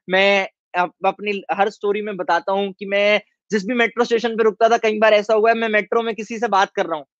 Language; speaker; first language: Hindi; native; Hindi